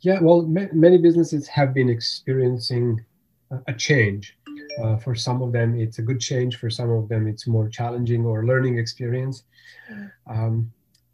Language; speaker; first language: English; non-native, fluent; Bosnian